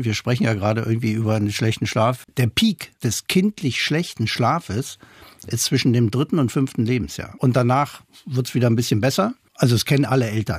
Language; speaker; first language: German; non-native, fluent; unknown